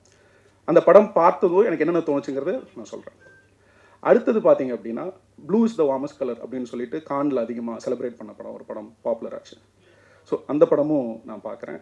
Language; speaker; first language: Tamil; native; Tamil